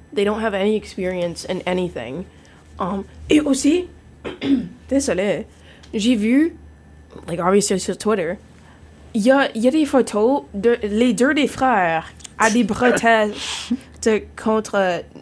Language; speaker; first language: French; non-native, fluent; English